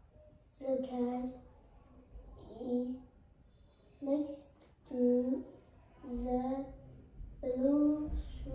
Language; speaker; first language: English; non-native, learner; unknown